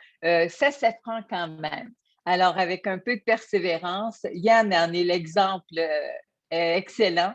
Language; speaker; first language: French; native; French